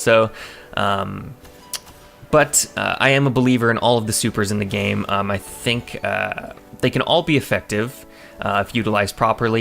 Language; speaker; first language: English; native; English